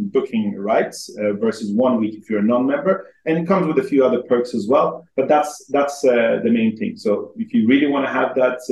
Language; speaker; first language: English; non-native, fluent; Persian